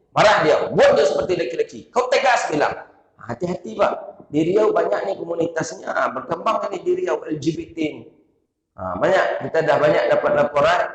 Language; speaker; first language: Malay; non-native, local second language; Minangkabau